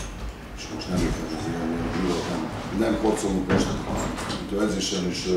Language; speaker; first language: Hungarian; non-native, learner; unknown